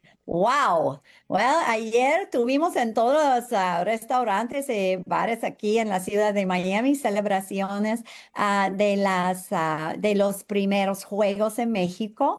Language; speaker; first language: Spanish; non-native, fluent; English